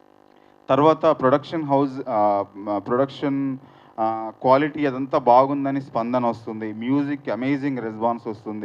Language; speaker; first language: Telugu; native; Telugu